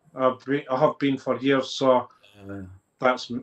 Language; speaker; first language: English; native; English